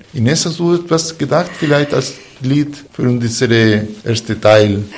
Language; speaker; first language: German; non-native, fluent; Spanish